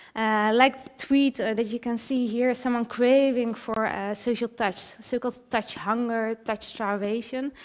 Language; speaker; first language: English; early bilingual, other home language; Dutch